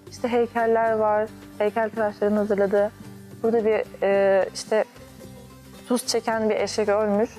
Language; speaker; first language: Turkish; early bilingual, heritage; Turkish